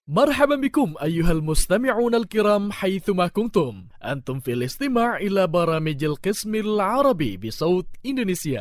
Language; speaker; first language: Arabic; non-native, fluent; Indonesian